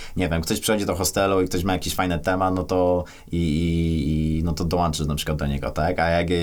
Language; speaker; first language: Polish; native; Polish